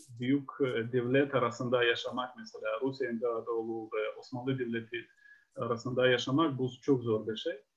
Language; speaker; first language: Turkish; non-native, fluent; Ukrainian